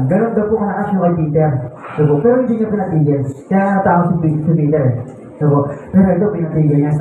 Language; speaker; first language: Filipino; native; Filipino